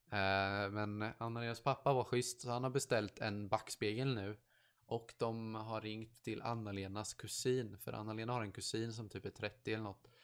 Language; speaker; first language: Swedish; native; Swedish